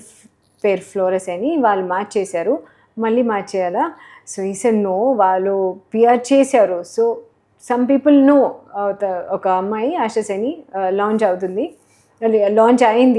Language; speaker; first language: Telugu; non-native, learner; Hindi